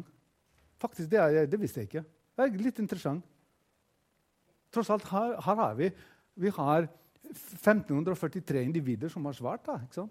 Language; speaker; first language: Norwegian; non-native, fluent; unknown